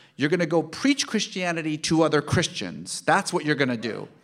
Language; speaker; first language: English; early bilingual, other home language; Persian